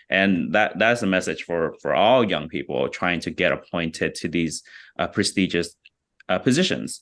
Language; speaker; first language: English; early bilingual, other home language; Vietnamese